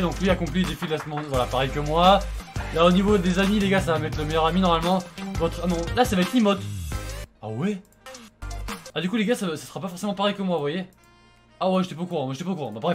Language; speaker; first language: French; native; French